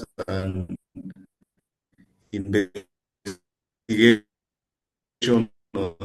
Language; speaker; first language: English; non-native, learner; Spanish